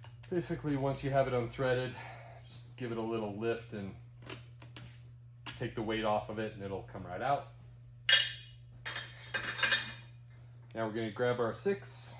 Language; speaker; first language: English; native; English